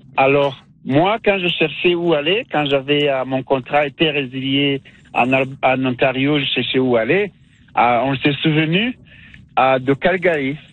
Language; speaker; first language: French; non-native, local second language; Kinyarwanda